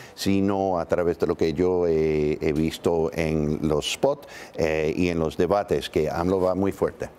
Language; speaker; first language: Spanish; non-native, fluent; English